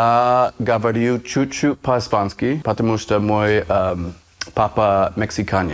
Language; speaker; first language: Russian; non-native, learner; English